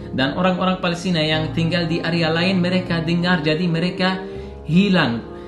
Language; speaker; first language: Indonesian; non-native, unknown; Arabic